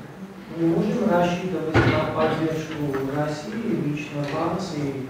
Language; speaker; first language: Russian; non-native, local second language; Armenian